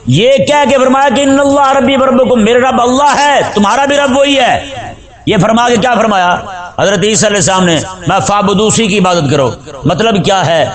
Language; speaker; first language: Urdu; native; Urdu